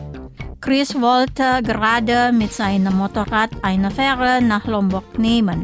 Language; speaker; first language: German; non-native, fluent; Indonesian